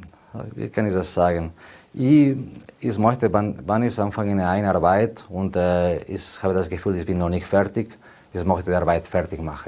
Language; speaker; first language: German; non-native, learner; Spanish